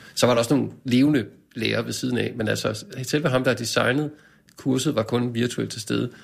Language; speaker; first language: Danish; native; Danish